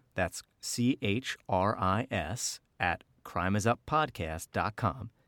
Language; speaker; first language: English; native; English